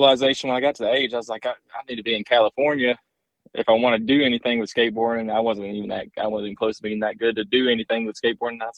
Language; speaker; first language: English; native; English